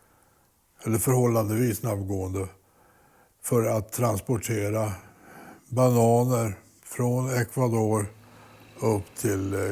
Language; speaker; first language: Swedish; native; Swedish